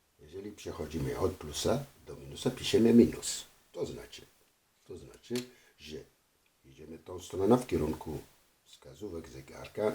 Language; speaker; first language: Polish; non-native, fluent; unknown